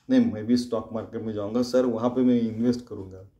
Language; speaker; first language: Hindi; non-native, local second language; Marathi